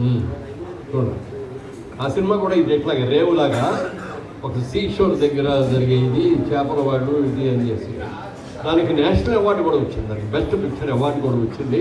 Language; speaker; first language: Telugu; native; Telugu